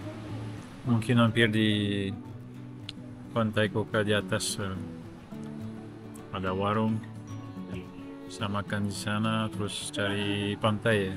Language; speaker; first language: Indonesian; non-native, learner; French